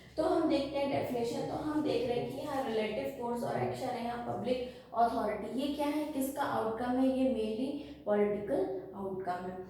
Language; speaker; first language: Hindi; native; Hindi